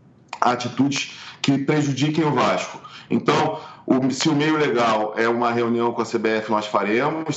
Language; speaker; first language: Portuguese; native; Portuguese